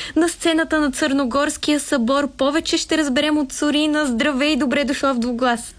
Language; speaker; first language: Bulgarian; native; Bulgarian